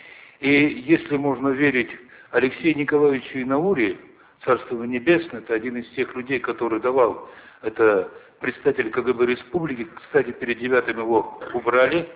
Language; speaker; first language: Russian; non-native, local second language; Ossetic